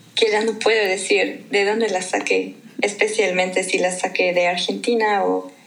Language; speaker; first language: Spanish; non-native, fluent; German